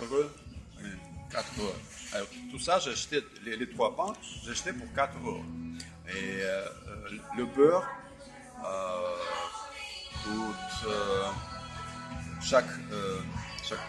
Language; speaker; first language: French; non-native, fluent; Russian